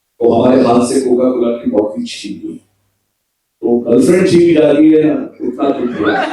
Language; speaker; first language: Hindi; non-native, local second language; Gujarati